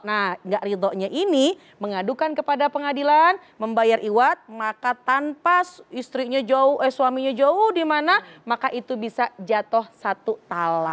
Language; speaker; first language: Indonesian; native; Indonesian